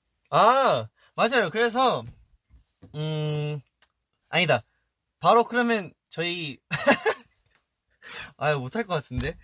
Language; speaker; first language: Korean; early bilingual, heritage; Korean